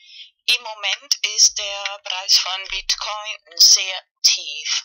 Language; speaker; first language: German; non-native, learner; Spanish